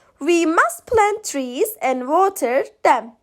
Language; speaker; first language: English; non-native, fluent; Turkish